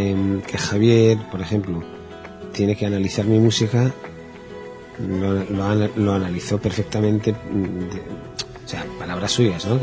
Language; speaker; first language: Spanish; non-native, fluent; Hebrew